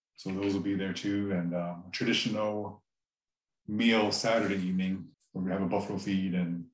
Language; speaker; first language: English; native; English